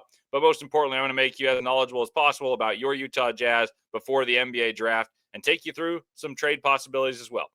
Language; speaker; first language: English; native; English